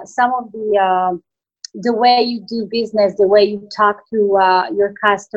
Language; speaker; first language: English; non-native, fluent; Hebrew